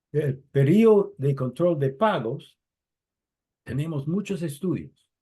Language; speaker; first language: Spanish; non-native, fluent; English